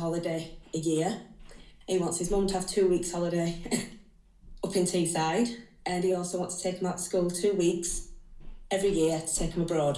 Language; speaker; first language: English; native; English